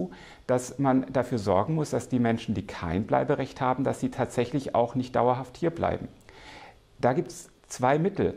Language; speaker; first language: German; native; German